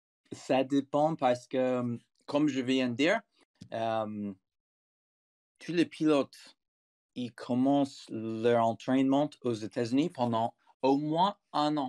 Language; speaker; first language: French; non-native, fluent; English